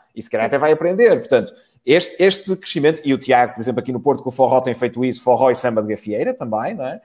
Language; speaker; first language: Portuguese; native; Portuguese